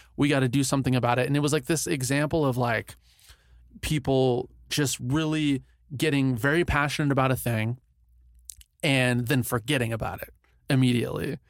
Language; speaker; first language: English; early bilingual, other home language; Ganda